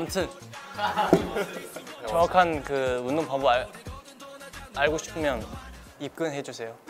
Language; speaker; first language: Korean; non-native, fluent; Chinese